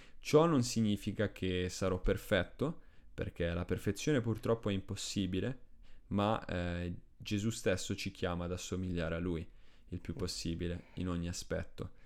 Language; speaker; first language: Italian; early bilingual, other home language; Spanish